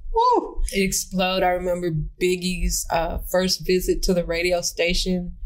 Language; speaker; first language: English; native; English